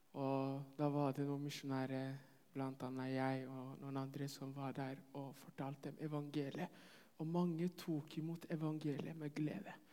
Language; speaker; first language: Norwegian; non-native, fluent; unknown